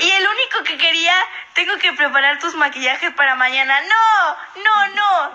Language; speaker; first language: Spanish; native; Spanish